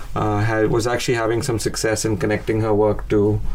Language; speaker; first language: English; non-native, local second language; Hindi